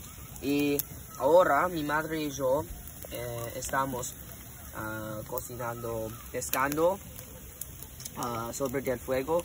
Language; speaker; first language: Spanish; non-native, learner; English